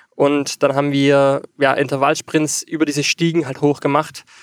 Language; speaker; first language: German; native; German